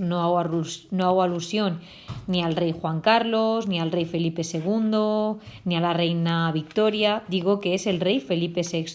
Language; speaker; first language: Spanish; native; Spanish